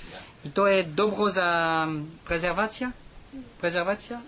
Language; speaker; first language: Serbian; non-native, learner; French